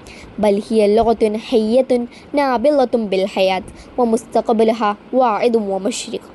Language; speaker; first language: Arabic; non-native, learner; Malayalam